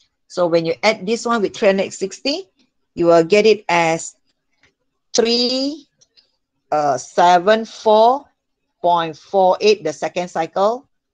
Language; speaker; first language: English; non-native, local second language; Malay